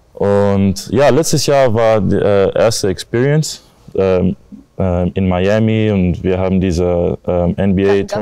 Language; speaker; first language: German; non-native, learner; English